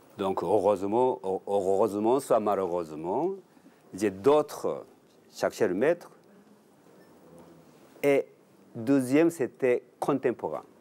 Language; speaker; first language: French; non-native, learner; Japanese